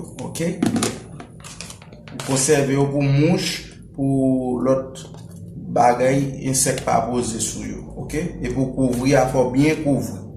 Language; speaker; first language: French; non-native, local second language; Haitian Creole